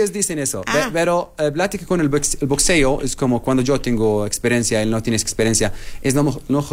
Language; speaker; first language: Spanish; non-native, learner; Arabic